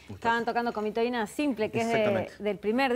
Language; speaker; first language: Spanish; native; Spanish